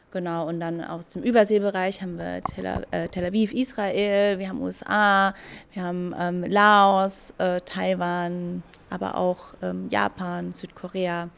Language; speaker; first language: German; native; German